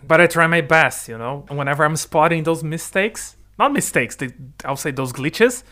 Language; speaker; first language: English; non-native, fluent; Portuguese